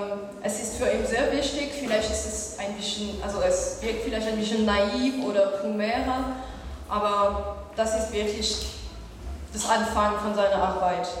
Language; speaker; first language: German; non-native, fluent; French